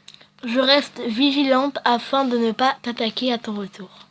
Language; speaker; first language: French; native; French